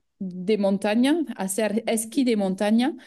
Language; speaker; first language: Spanish; non-native, fluent; French